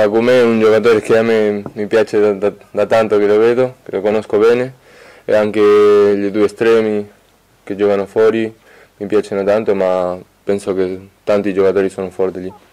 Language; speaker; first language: Italian; non-native, fluent; Spanish